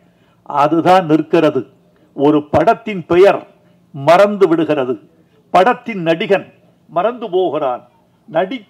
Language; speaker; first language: Tamil; native; Tamil